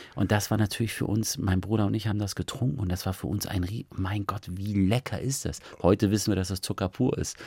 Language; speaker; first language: German; early bilingual, other home language; Persian